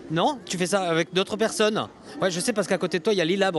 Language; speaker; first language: French; native; French